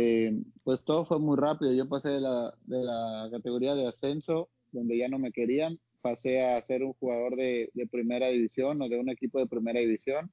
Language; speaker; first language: Spanish; native; Spanish